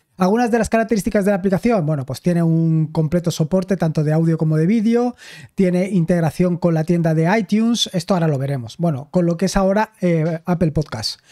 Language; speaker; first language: Spanish; native; Spanish